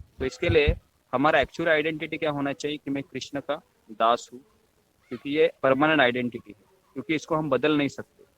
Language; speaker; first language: Hindi; non-native, local second language; Marathi